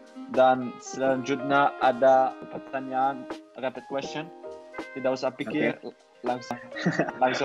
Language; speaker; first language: Indonesian; non-native, learner; Dutch